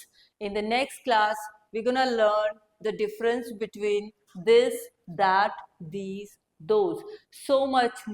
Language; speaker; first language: English; non-native, local second language; Hindi